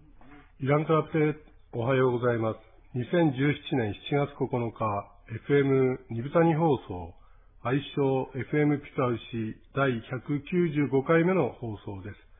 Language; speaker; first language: Japanese; native; Japanese